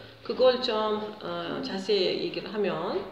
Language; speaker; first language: Korean; non-native, fluent; Uzbek